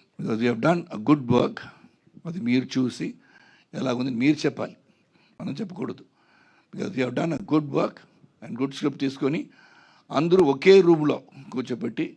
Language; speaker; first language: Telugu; non-native, local second language; Tamil